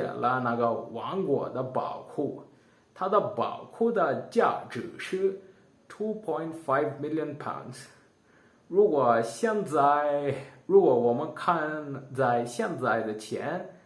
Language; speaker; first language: Chinese; non-native, learner; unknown